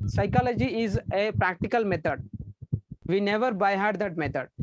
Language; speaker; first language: English; non-native, local second language; Telugu